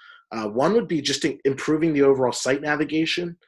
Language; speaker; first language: English; native; English